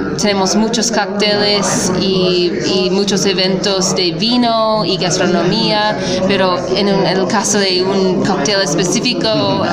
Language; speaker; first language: Spanish; non-native, fluent; English